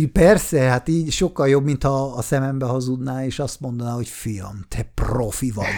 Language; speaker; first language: Hungarian; non-native, fluent; Swiss German